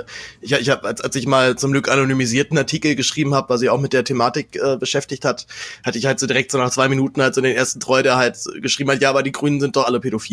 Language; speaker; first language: German; native; German